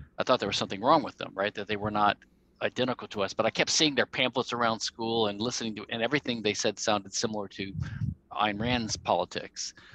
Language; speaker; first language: English; native; English